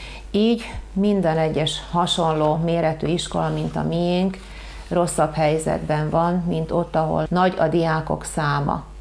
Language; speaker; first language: Hungarian; native; Hungarian